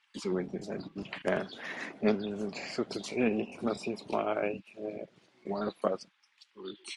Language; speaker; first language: English; non-native, learner; Japanese